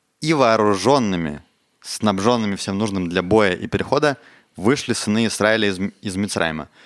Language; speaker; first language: Russian; native; Russian